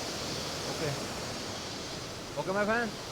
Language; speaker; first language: English; non-native, learner; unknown